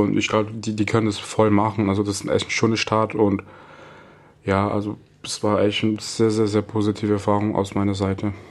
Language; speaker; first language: German; non-native, fluent; Portuguese